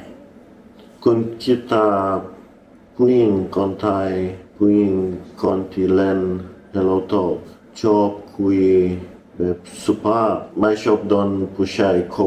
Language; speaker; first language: Thai; non-native, learner; English